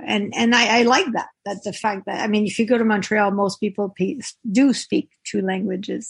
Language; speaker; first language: English; non-native, fluent; French